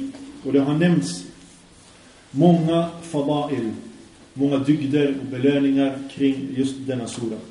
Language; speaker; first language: Swedish; early bilingual, other home language; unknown